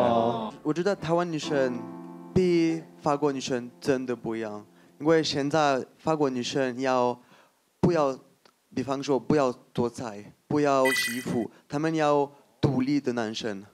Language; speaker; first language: Chinese; non-native, learner; French